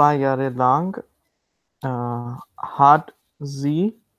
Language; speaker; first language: German; non-native, learner; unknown